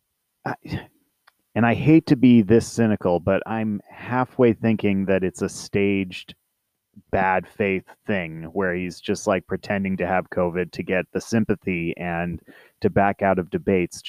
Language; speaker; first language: English; native; English